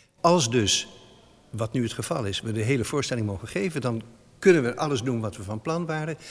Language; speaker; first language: Dutch; native; Dutch